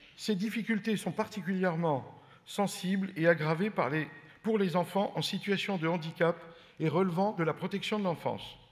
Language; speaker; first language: French; native; French